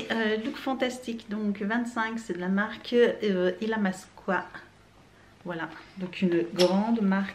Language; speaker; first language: French; native; French